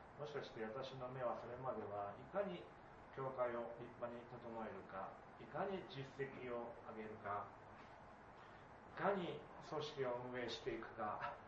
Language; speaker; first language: Japanese; native; Japanese